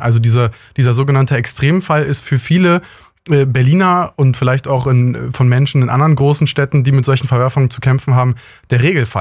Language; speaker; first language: German; native; German